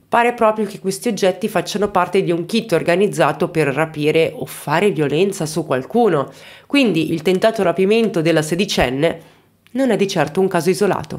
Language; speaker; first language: Italian; native; Italian